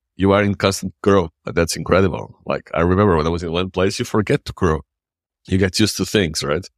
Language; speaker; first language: English; non-native, fluent; Portuguese